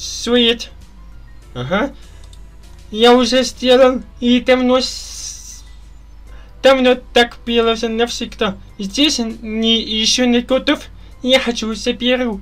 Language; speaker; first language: Russian; non-native, learner; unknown